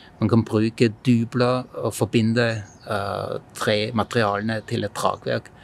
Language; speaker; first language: Norwegian; non-native, fluent; German